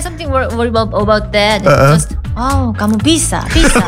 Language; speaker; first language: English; non-native, learner; Korean